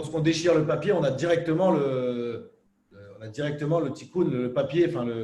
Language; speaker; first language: French; native; French